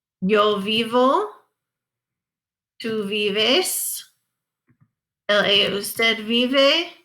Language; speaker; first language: Spanish; non-native, fluent; English